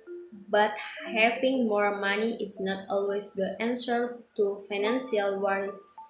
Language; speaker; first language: English; non-native, fluent; Indonesian